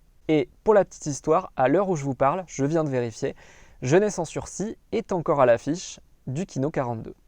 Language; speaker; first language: French; native; French